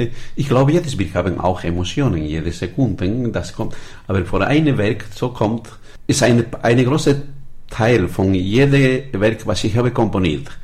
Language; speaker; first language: German; non-native, learner; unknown